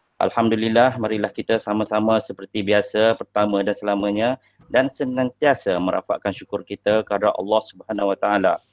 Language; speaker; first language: Malay; native; Malay